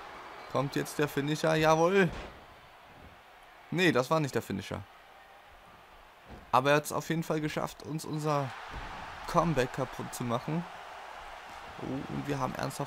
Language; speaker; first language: German; native; German